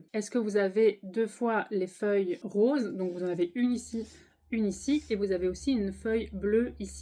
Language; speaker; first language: French; native; French